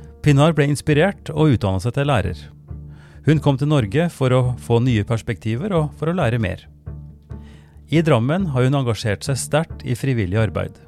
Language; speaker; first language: Norwegian; native; Norwegian